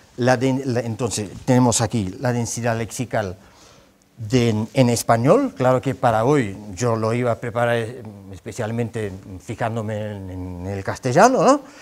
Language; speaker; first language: Spanish; non-native, fluent; Dutch